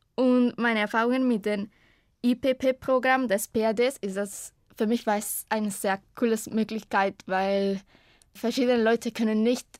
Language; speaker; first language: German; non-native, fluent; Spanish